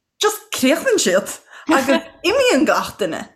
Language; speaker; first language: Irish; native; Irish